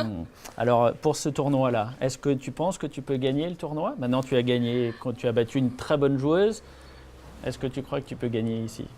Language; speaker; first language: French; native; French